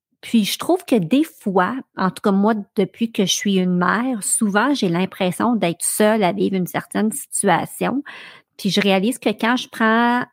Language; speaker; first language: French; native; French